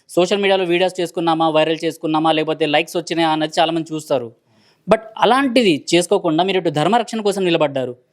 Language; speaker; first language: Telugu; native; Telugu